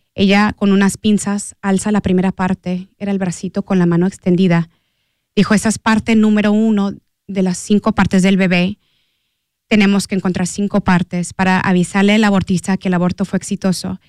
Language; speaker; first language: Spanish; early bilingual, heritage; Spanish